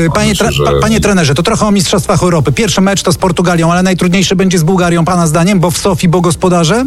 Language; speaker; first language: Polish; native; Polish